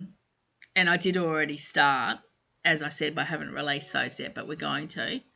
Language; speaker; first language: English; native; English